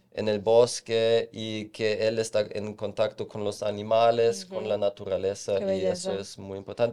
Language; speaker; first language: Spanish; non-native, fluent; German